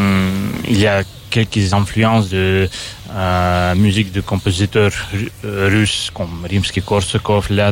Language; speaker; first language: French; non-native, fluent; Russian